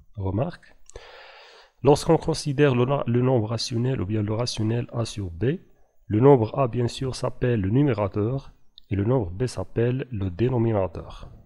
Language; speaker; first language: French; non-native, local second language; Arabic